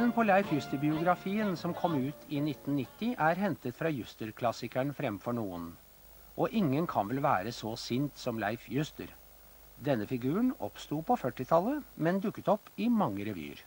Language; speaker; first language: Norwegian; native; Norwegian